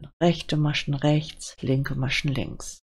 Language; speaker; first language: German; native; German